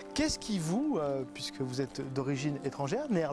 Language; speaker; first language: French; native; French